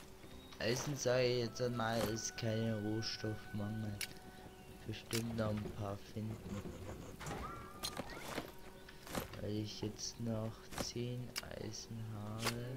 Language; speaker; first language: German; native; German